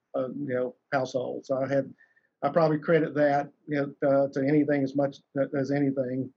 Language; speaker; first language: English; native; English